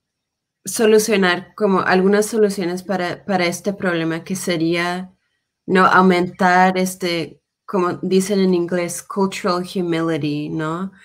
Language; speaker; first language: Spanish; non-native, fluent; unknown